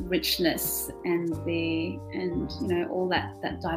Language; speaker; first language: English; non-native, local second language; German